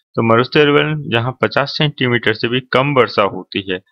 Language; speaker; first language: Hindi; native; Hindi